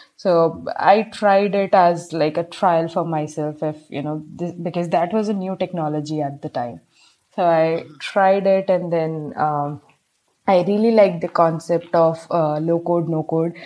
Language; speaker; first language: English; non-native, local second language; Hindi